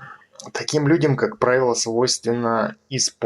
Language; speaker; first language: Russian; native; Russian